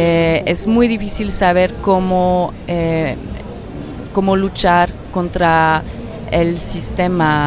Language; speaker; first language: Spanish; non-native, fluent; French